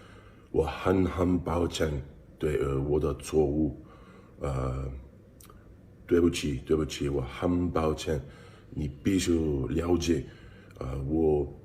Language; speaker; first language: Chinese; non-native, learner; English